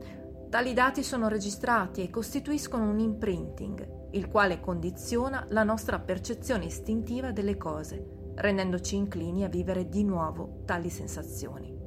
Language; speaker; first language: Italian; native; Italian